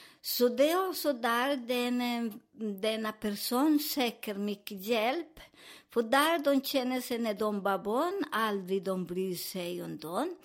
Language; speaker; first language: Swedish; non-native, fluent; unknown